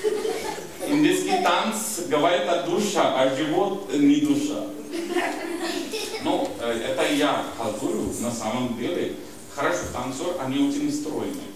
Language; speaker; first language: Russian; non-native, learner; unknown